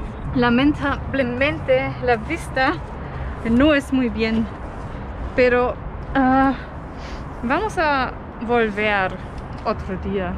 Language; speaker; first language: Spanish; non-native, learner; German